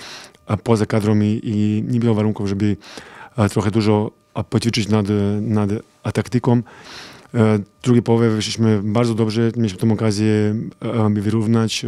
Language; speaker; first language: Polish; non-native, fluent; Serbian